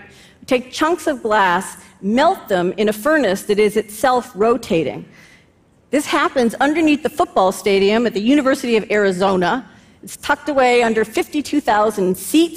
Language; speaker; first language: English; native; English